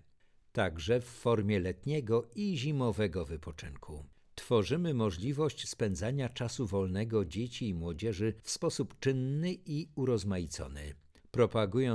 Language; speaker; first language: Polish; native; Polish